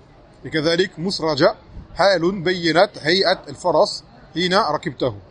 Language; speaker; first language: Arabic; non-native, fluent; French